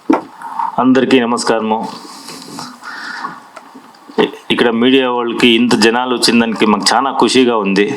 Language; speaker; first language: Telugu; non-native, local second language; Kannada